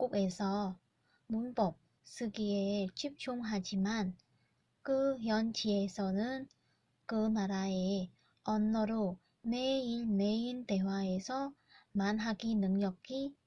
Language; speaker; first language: Korean; non-native, learner; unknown